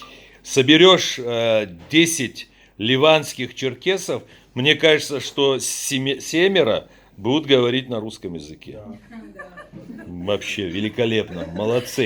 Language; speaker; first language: Russian; native; Russian